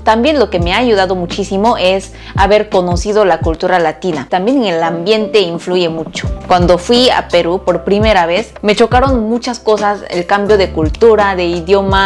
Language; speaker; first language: Spanish; early bilingual, other home language; Korean